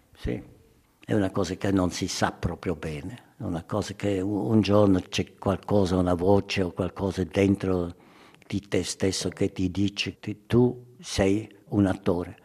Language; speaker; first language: Italian; early bilingual, heritage; German